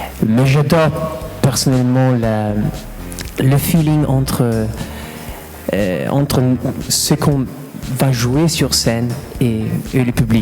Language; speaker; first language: French; non-native, fluent; Italian